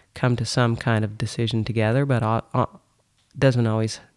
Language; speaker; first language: English; native; English